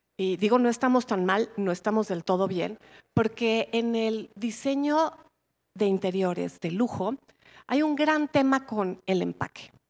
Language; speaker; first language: Spanish; native; Spanish